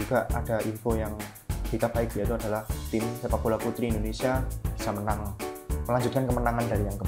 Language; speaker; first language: Indonesian; native; Indonesian